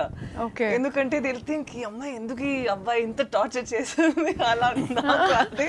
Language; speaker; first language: Telugu; non-native, learner; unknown